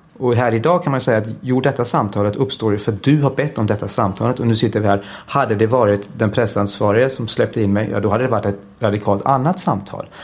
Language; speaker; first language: Swedish; early bilingual, heritage; Swedish